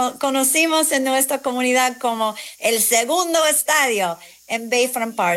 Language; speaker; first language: Spanish; non-native, fluent; English